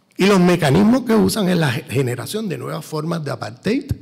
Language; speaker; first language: Spanish; native; Spanish